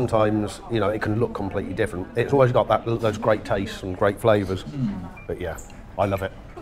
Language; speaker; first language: English; non-native, fluent; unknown